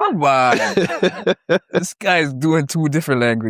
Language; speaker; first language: English; native; English